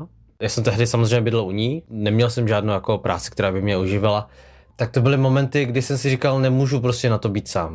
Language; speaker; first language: Czech; early bilingual, other home language; Vietnamese